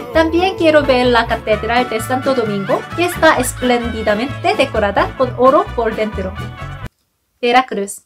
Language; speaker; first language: Spanish; non-native, fluent; Korean